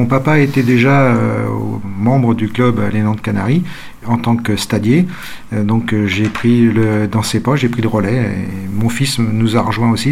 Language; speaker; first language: French; native; French